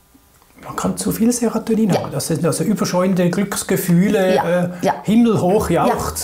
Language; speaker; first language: German; native; German